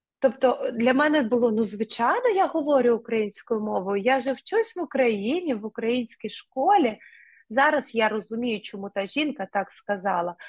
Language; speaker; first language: Ukrainian; non-native, local second language; Russian